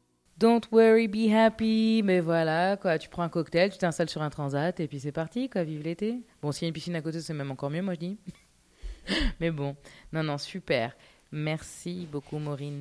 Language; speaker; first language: French; native; French